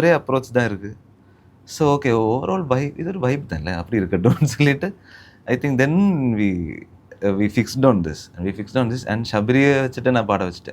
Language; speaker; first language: Tamil; early bilingual, heritage; Tamil